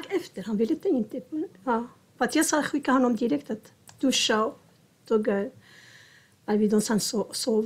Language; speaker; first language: Swedish; non-native, learner; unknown